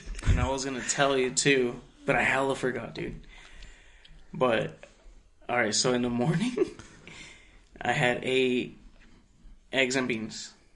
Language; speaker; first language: English; early bilingual, other home language; Spanish